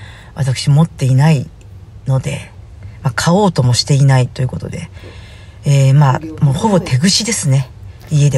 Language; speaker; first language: Japanese; native; Japanese